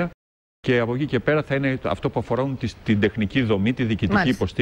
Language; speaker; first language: Greek; native; Greek